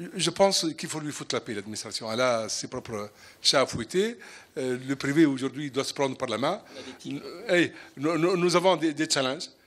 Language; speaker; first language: French; non-native, local second language; Arabic